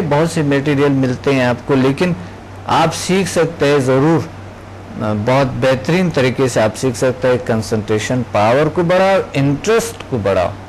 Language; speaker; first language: Urdu; non-native, local second language; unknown